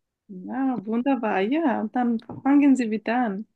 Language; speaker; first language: German; non-native, fluent; Bangla